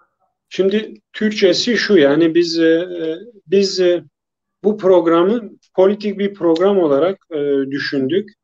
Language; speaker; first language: Turkish; non-native, local second language; Kurdish